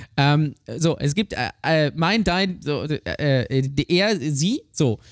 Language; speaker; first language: German; native; German